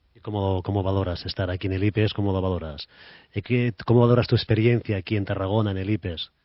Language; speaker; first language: Spanish; non-native, local second language; Catalan